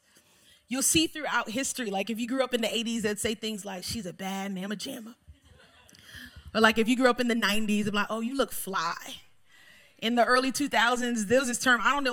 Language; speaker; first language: English; native; English